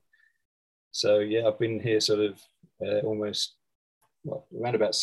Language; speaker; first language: English; native; English